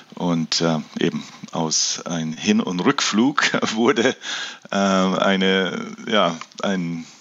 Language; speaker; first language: German; early bilingual, heritage; German